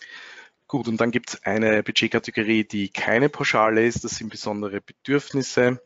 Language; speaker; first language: German; native; German